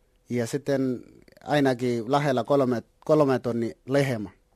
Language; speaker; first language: Finnish; non-native, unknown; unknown